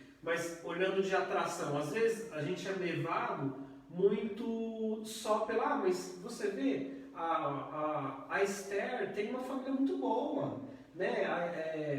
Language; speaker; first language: Portuguese; native; Portuguese